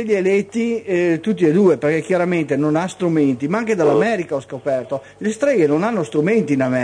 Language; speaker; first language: Italian; native; Italian